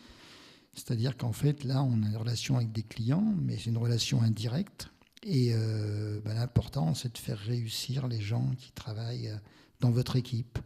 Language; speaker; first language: French; native; French